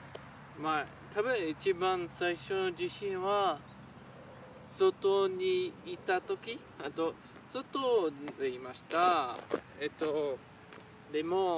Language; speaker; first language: Japanese; non-native, learner; French